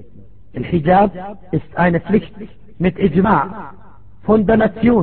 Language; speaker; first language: German; non-native, fluent; Arabic